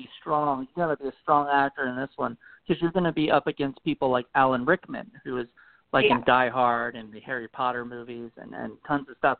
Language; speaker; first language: English; native; English